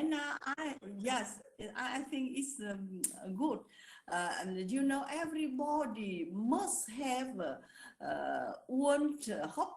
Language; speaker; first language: English; non-native, learner; Vietnamese